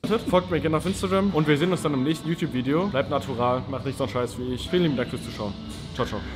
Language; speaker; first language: German; native; German